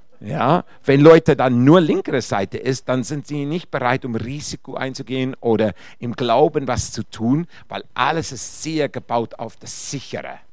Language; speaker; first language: German; non-native, fluent; Afrikaans